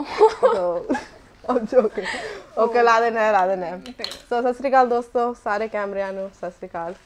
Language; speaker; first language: Punjabi; early bilingual, heritage; Punjabi